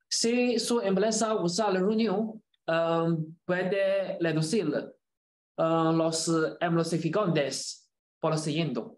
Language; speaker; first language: Spanish; non-native, learner; Chinese